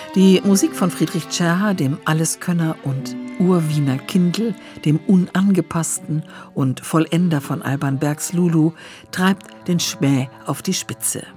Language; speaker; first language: German; native; German